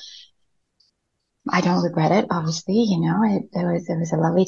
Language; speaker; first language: English; non-native, fluent; Spanish